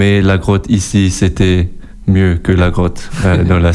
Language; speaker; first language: French; non-native, learner; German